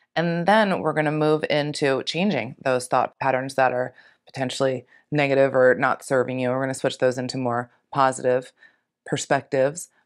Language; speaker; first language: English; native; English